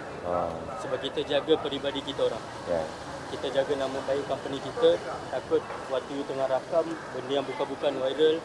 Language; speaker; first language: Malay; native; Malay